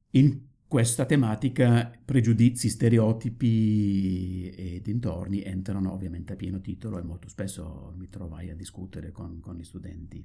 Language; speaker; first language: Italian; non-native, fluent; German